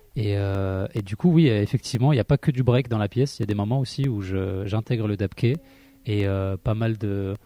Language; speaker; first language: French; early bilingual, other home language; Arabic